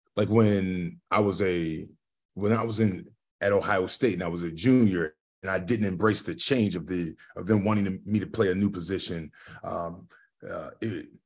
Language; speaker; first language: English; native; English